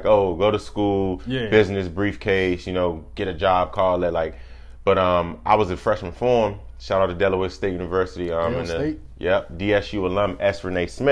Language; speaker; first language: English; native; English